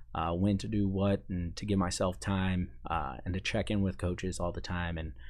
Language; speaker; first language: English; native; English